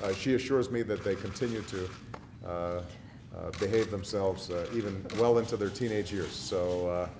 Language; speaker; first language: English; native; English